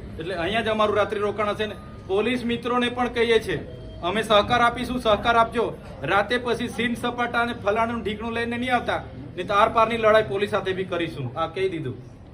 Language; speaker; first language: Gujarati; non-native, local second language; Vasavi